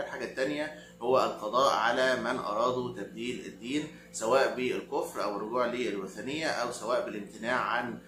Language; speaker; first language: Arabic; native; Arabic